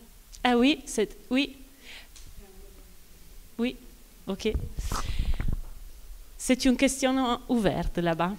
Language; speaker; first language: French; non-native, fluent; Italian